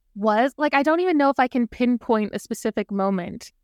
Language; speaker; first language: English; native; English